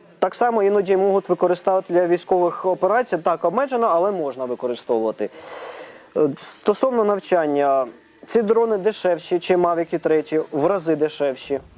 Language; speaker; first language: Ukrainian; native; Ukrainian